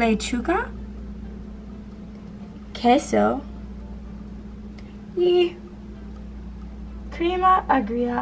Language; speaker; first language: Spanish; non-native, learner; English